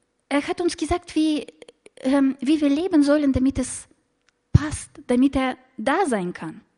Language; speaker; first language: German; non-native, fluent; Russian